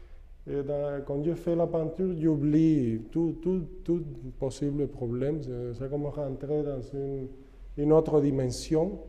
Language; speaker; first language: French; non-native, fluent; Spanish